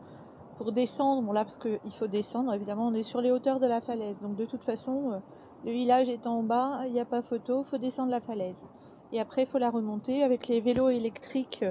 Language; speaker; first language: French; native; French